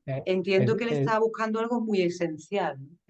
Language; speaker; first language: Spanish; native; Spanish